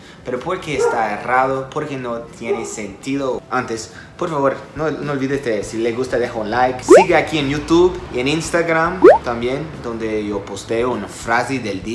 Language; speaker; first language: Spanish; non-native, fluent; Portuguese